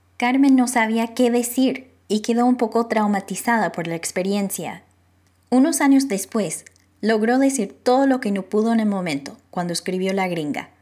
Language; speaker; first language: Spanish; non-native, fluent; English